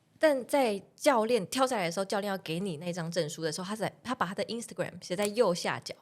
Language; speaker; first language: Chinese; native; Chinese